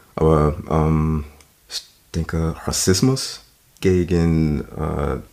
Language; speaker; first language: German; non-native, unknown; English